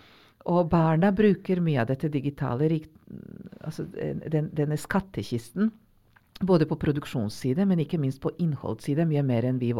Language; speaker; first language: Norwegian; non-native, fluent; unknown